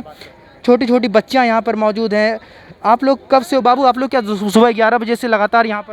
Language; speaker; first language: Hindi; native; Hindi